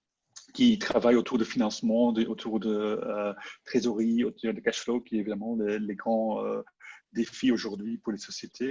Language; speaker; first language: French; non-native, local second language; Dutch